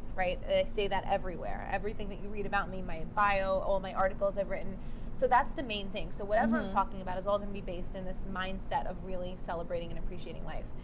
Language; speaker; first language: English; native; English